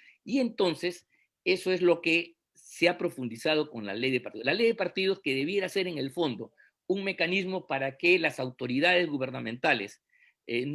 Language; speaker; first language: Spanish; native; Spanish